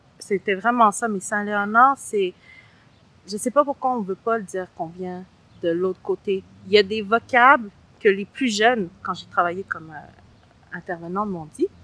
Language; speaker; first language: French; early bilingual, other home language; Spanish